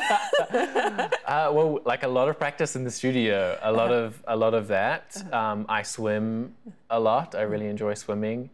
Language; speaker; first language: English; native; English